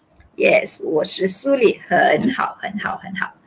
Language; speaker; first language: Chinese; non-native, local second language; Malay